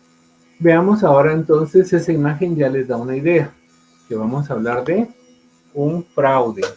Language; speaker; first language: Spanish; native; Spanish